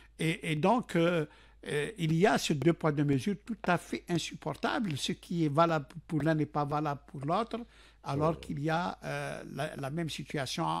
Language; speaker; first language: French; non-native, local second language; Arabic